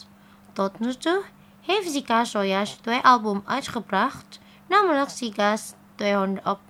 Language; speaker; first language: Dutch; non-native, fluent; Indonesian